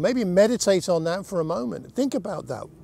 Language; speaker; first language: English; native; English